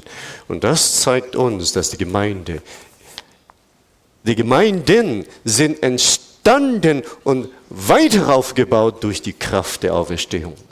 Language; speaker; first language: German; non-native, fluent; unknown